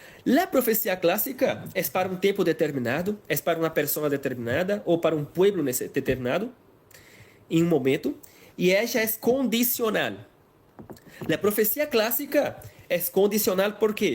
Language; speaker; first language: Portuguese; non-native, fluent; Spanish